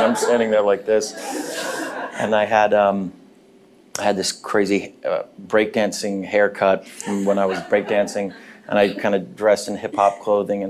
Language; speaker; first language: English; native; English